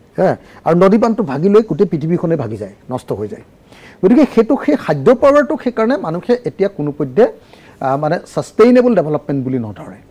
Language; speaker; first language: Assamese; native; Assamese